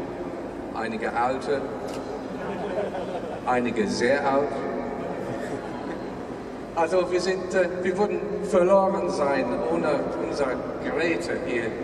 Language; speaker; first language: German; non-native, learner; English